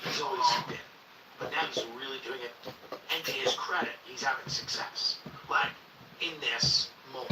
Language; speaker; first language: English; native; English